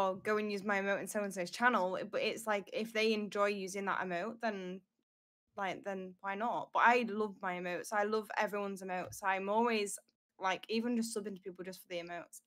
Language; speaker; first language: English; native; English